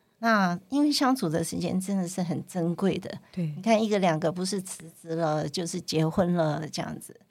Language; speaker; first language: Chinese; non-native, local second language; Cantonese